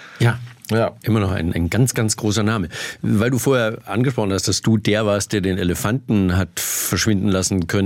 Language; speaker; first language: German; native; German